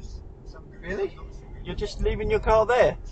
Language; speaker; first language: English; native; English